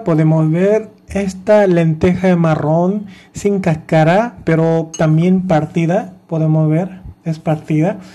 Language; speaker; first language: Spanish; non-native, fluent; Hindi